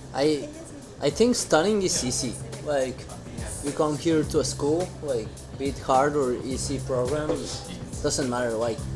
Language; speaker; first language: English; non-native, fluent; Spanish